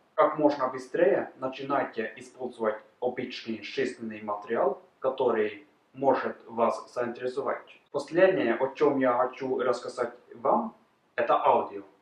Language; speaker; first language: Russian; non-native, fluent; Norwegian